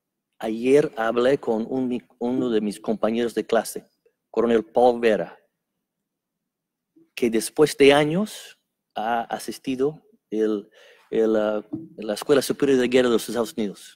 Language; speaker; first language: Spanish; non-native, fluent; English